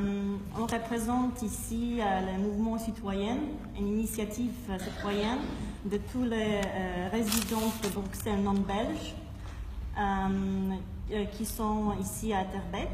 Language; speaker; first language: French; non-native, fluent; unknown